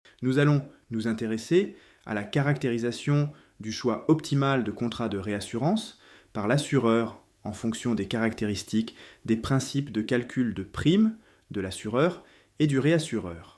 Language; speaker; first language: French; native; French